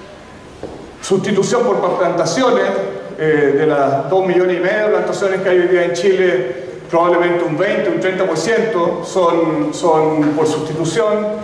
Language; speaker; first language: Spanish; native; Spanish